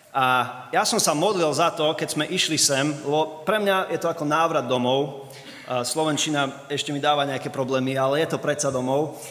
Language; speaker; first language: Slovak; early bilingual, other home language; English